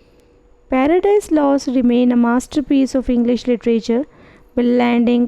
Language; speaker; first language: English; non-native, fluent; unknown